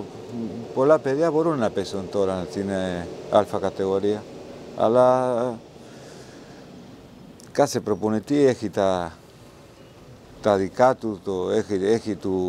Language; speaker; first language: Greek; non-native, learner; Spanish